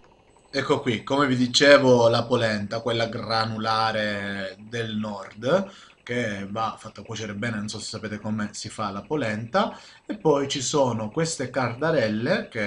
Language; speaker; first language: Italian; native; Italian